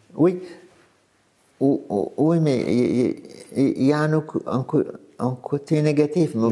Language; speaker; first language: French; non-native, fluent; Arabic